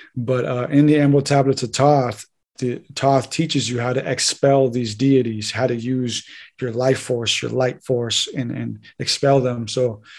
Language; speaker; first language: English; native; English